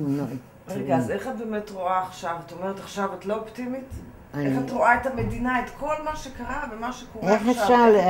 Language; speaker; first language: Hebrew; native; Hebrew